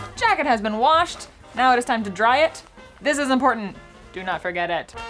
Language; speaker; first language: English; native; English